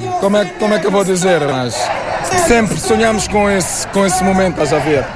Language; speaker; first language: Portuguese; non-native, local second language; Kabuverdianu